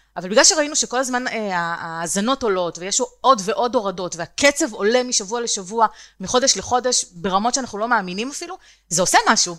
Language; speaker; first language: Hebrew; native; Hebrew